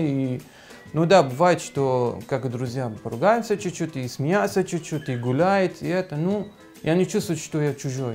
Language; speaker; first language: Russian; non-native, learner; Arabic